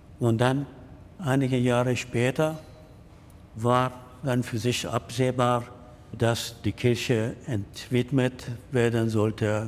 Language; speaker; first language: German; non-native, fluent; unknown